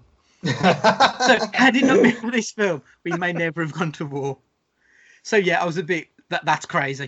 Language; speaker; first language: English; native; English